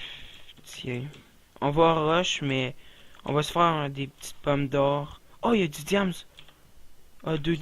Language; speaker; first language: French; native; French